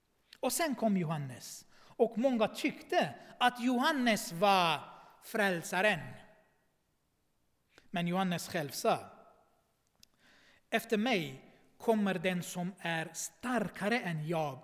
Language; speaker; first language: Swedish; non-native, fluent; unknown